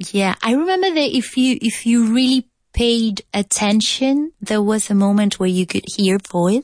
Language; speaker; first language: English; non-native, fluent; Spanish